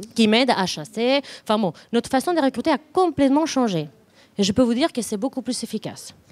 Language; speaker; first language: French; non-native, fluent; Spanish